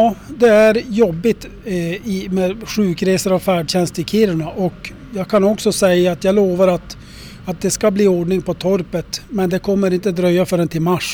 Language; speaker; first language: Swedish; native; Swedish